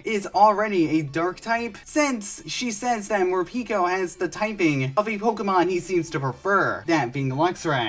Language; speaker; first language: English; native; English